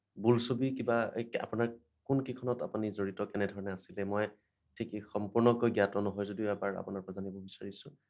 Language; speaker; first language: Assamese; native; Assamese